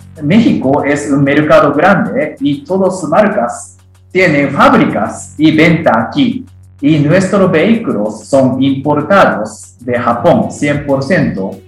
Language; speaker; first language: Spanish; non-native, fluent; Japanese